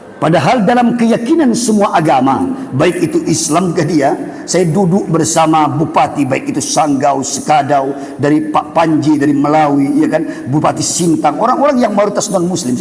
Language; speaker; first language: Malay; non-native, local second language; Buginese